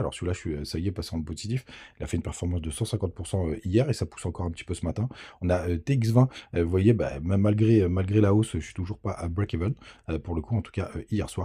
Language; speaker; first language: French; native; French